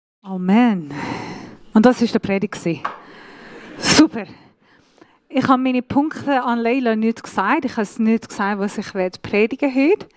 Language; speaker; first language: German; non-native, fluent; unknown